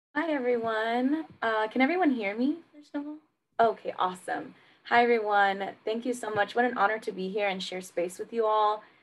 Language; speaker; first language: English; native; English